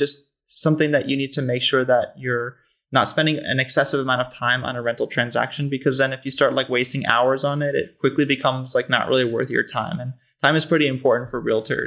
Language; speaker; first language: English; native; English